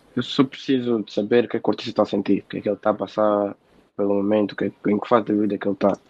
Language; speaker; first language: Portuguese; native; Portuguese